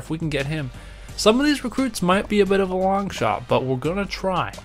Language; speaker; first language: English; native; English